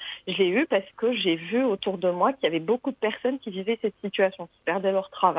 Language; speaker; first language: French; non-native, local second language; Arabic